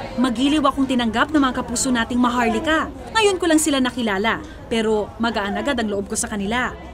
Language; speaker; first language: Filipino; native; Filipino